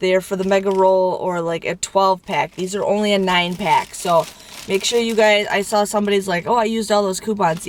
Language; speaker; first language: English; native; English